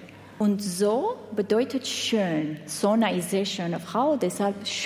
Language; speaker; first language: German; non-native, learner; Armenian